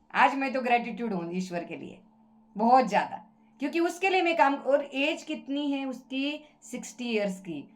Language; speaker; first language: Hindi; non-native, local second language; Marathi